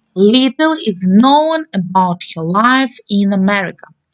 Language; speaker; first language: English; non-native, fluent; Ukrainian